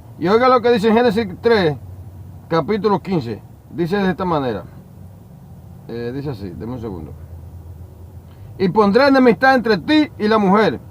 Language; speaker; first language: Spanish; native; Spanish